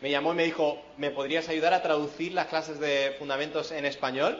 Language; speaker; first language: Spanish; early bilingual, other home language; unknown